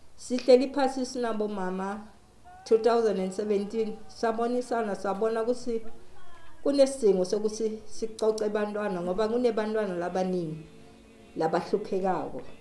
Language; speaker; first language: Zulu; non-native, local second language; Swati